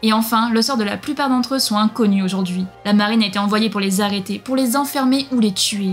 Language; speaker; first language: French; native; French